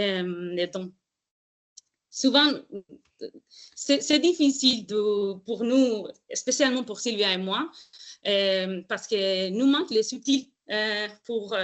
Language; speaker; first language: French; non-native, fluent; Spanish